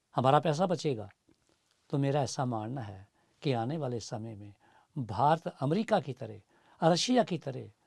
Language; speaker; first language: Hindi; native; Hindi